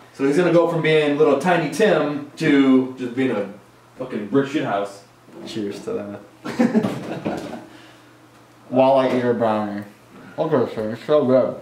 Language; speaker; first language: English; native; English